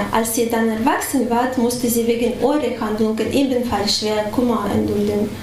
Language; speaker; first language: German; non-native, fluent; Russian